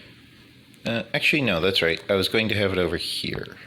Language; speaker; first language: English; native; English